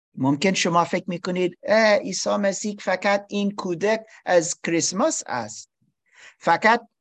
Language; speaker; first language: Persian; non-native, learner; English